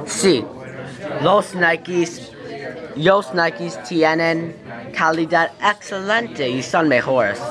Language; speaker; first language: Spanish; non-native, learner; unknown